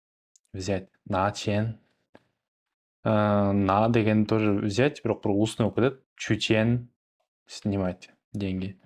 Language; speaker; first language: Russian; non-native, local second language; Kyrgyz